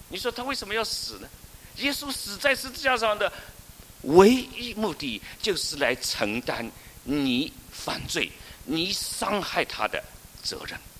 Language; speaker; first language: Chinese; native; Chinese